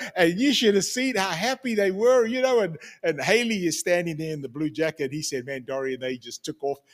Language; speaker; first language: English; native; English